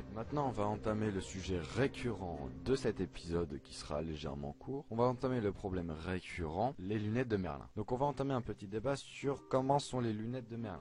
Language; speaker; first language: French; native; French